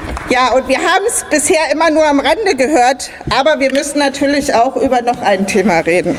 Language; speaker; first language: German; native; German